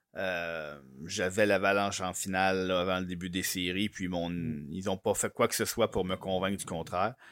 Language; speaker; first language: French; native; French